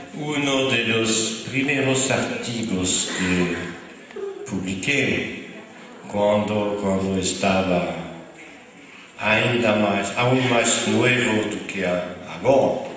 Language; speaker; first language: Spanish; non-native, fluent; French